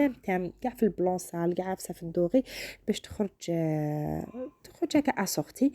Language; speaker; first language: Arabic; native; Arabic